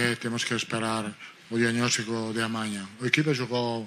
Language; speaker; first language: Portuguese; non-native, fluent; Italian